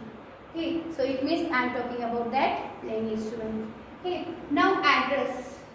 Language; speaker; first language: English; non-native, local second language; Hindi